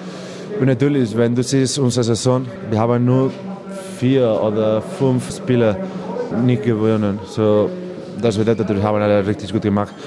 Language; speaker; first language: German; non-native, learner; Spanish